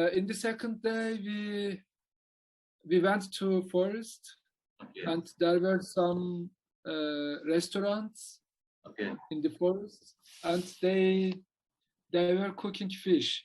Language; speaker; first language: English; non-native, learner; Turkish